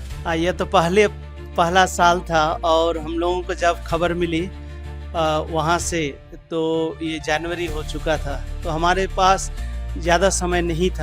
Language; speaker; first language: Hindi; native; Hindi